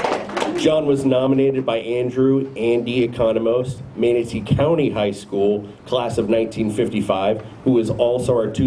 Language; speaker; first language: English; native; English